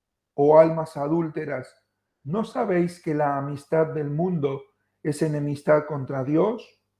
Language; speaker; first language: Spanish; native; Spanish